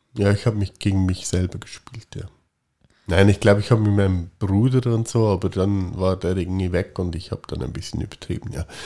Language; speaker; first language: German; native; German